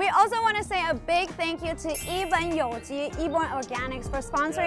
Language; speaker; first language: English; early bilingual, other home language; Chinese